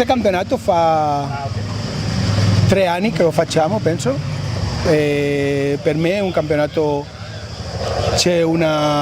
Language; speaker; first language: Italian; non-native, learner; Spanish